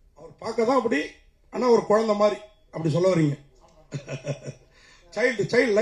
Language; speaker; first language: Tamil; native; Tamil